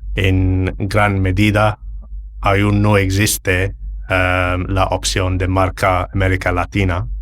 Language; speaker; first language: Spanish; non-native, learner; English